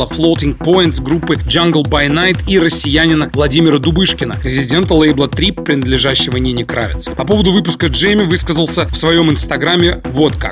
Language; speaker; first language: Russian; native; Russian